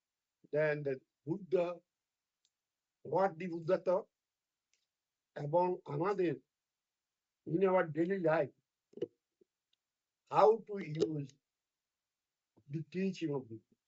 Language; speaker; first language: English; non-native, fluent; Bangla